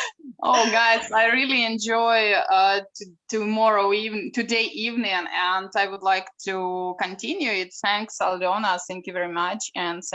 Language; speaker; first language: English; non-native, learner; Ukrainian